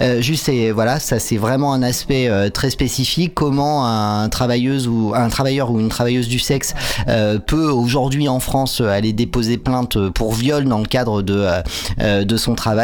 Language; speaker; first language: French; native; French